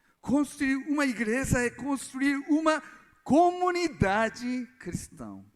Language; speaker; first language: Portuguese; non-native, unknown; Korean